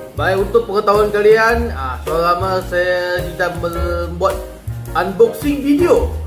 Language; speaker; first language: Malay; non-native, local second language; Chinese